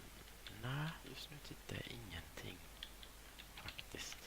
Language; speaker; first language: Swedish; native; Swedish